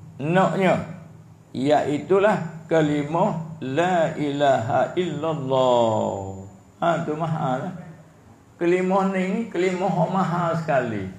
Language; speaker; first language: Malay; native; Malay